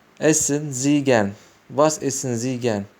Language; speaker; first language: German; non-native, learner; Turkish